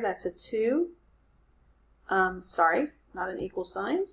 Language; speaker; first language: English; native; English